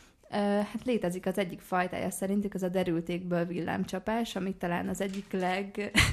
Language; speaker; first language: Hungarian; native; Hungarian